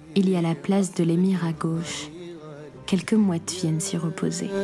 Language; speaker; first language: French; non-native, local second language; Arabic